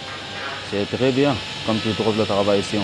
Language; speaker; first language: French; non-native, learner; Arabic